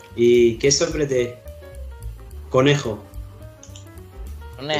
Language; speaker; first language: Spanish; non-native, learner; Arabic